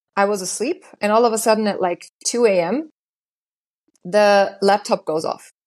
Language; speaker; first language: English; non-native, fluent; German